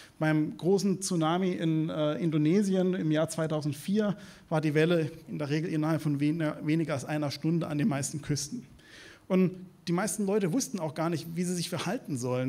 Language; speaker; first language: German; native; German